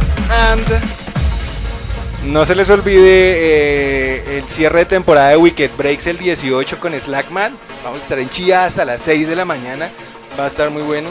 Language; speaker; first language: Spanish; native; Spanish